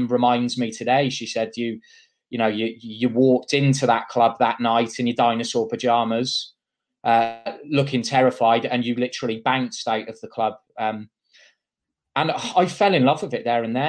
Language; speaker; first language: English; native; English